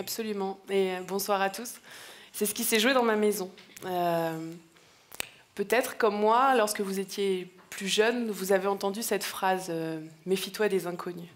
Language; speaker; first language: French; native; French